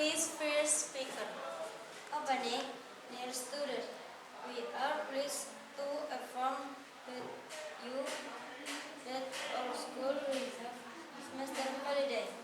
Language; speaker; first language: English; non-native, learner; Indonesian